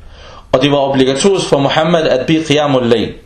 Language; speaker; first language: Danish; early bilingual, other home language; Arabic